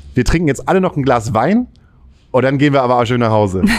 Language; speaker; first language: German; native; German